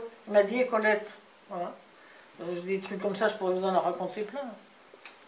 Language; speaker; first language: French; native; French